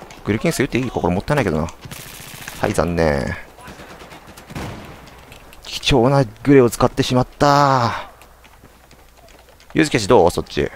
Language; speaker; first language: Japanese; native; Japanese